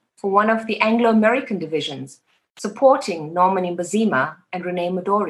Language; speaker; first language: English; native; English